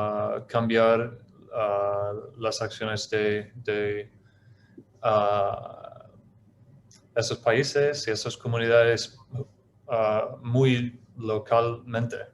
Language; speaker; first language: Spanish; non-native, fluent; English